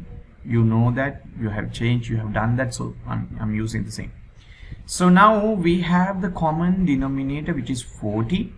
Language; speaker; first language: English; non-native, local second language; Sinhala